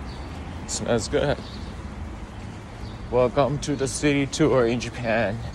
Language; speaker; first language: English; non-native, learner; Japanese